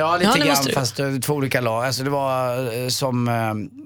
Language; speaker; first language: Swedish; native; Swedish